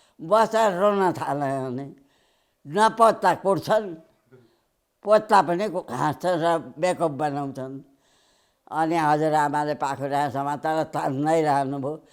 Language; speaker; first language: Nepali; early bilingual, heritage; Nepali